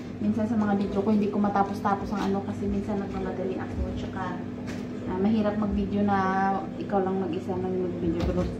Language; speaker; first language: Filipino; non-native, local second language; Hiligaynon